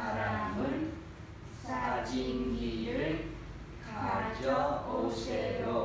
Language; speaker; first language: Korean; non-native, learner; Vietnamese